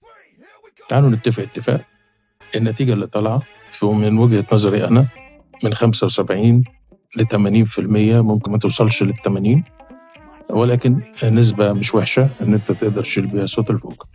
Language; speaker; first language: Arabic; native; Arabic